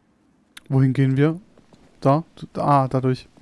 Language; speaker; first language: German; native; German